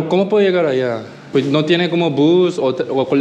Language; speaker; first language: Spanish; non-native, learner; Korean